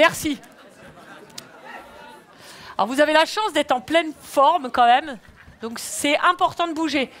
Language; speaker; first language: French; native; French